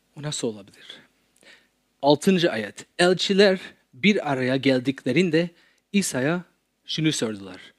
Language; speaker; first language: Turkish; non-native, fluent; English